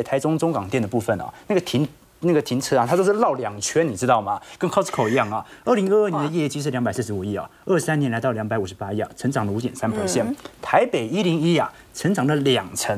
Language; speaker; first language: Chinese; native; Chinese